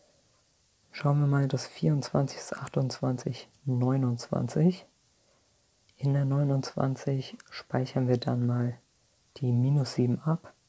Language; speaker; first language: German; native; German